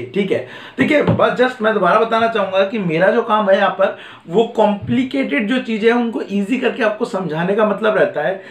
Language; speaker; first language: Hindi; native; Hindi